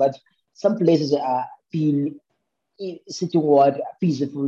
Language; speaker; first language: English; non-native, local second language; Hausa